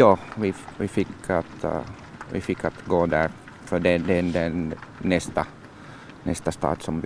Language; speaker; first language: Swedish; non-native, learner; Finnish